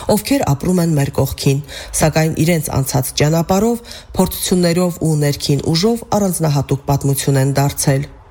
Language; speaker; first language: Armenian; native; Armenian